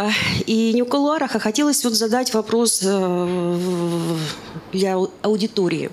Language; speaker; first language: Russian; native; Russian